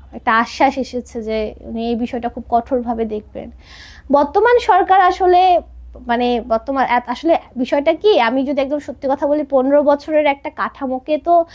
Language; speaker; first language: Bangla; non-native, local second language; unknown